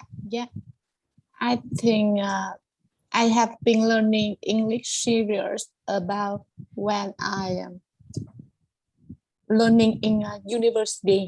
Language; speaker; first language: English; non-native, learner; Vietnamese